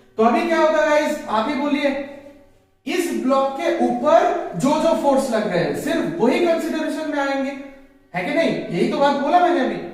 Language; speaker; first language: Hindi; native; Hindi